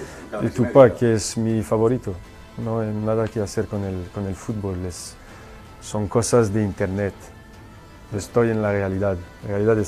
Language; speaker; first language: Spanish; non-native, fluent; French